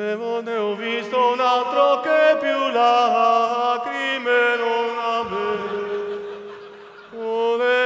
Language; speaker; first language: Italian; native; Italian